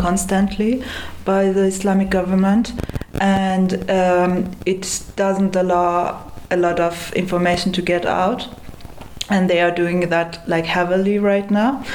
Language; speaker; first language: English; non-native, fluent; Persian